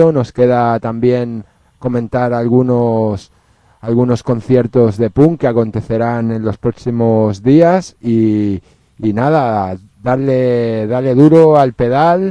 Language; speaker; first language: Spanish; native; Spanish